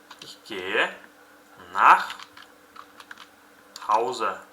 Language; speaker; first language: German; non-native, fluent; Uzbek